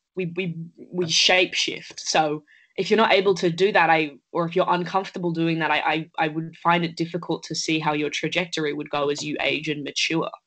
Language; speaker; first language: English; native; English